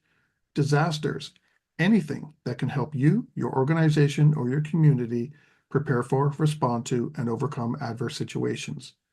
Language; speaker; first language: English; native; English